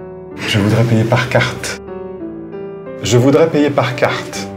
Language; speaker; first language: French; native; French